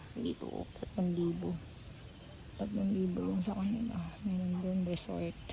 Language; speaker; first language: Filipino; native; Filipino